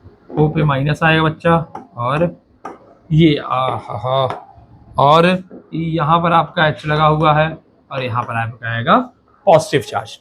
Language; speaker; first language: Hindi; native; Hindi